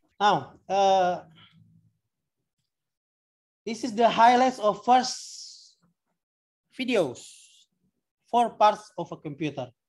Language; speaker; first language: English; non-native, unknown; Indonesian